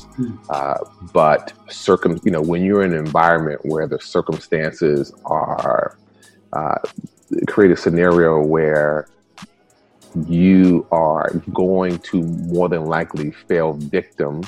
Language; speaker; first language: English; early bilingual, other home language; Spanish